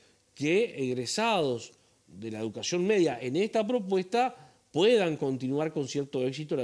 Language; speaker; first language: Spanish; native; Spanish